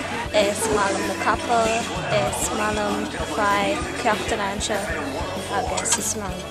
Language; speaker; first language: Irish; non-native, local second language; English